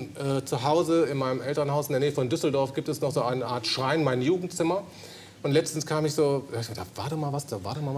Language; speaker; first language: German; native; German